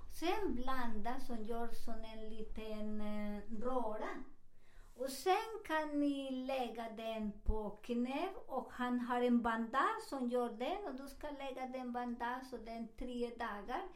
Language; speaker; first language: Swedish; non-native, fluent; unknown